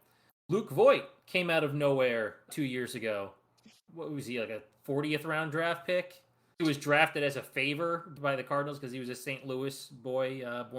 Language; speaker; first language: English; native; English